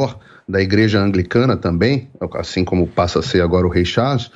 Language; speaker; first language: Portuguese; native; Portuguese